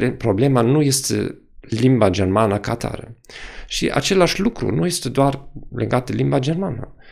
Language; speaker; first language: Romanian; non-native, fluent; German